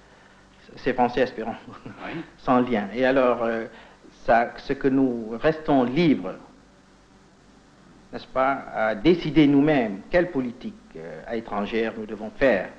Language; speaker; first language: French; non-native, fluent; Indonesian